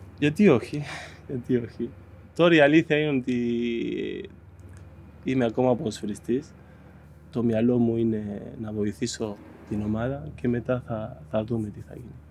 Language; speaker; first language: Greek; non-native, fluent; Spanish